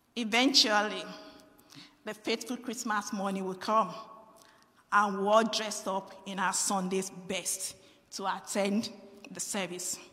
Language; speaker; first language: English; non-native, local second language; Yoruba